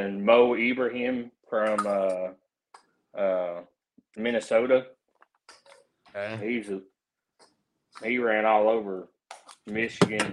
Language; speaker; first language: English; early bilingual, other home language; Spanish